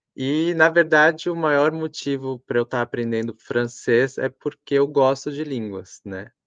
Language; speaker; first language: Portuguese; native; Portuguese